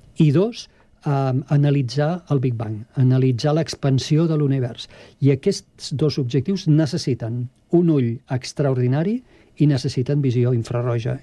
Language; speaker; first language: Catalan; native; Catalan